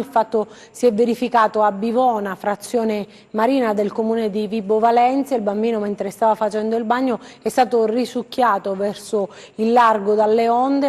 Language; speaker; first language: Italian; native; Italian